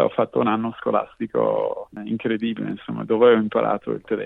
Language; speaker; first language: Italian; non-native, fluent; English